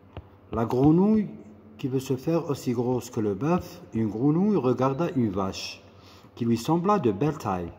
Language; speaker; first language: French; non-native, local second language; Arabic